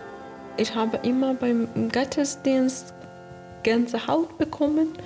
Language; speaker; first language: German; non-native, learner; Persian